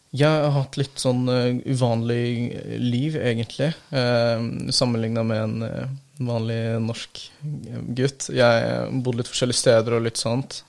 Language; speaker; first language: Norwegian; early bilingual, other home language; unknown